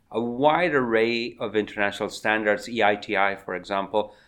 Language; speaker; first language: English; non-native, fluent; Spanish